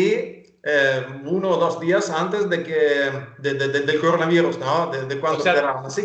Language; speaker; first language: Spanish; non-native, fluent; Italian